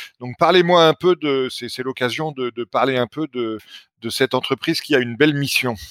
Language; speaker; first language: French; native; French